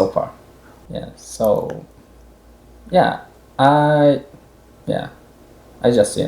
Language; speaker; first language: English; non-native, fluent; Japanese